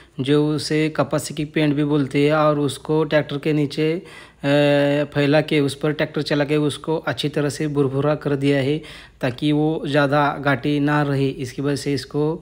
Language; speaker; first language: Hindi; non-native, local second language; Marathi